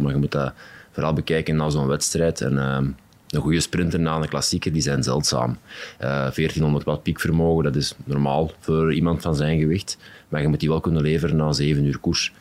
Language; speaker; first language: Dutch; native; Dutch